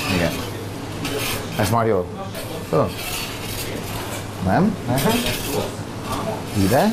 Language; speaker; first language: Hungarian; non-native, learner; Italian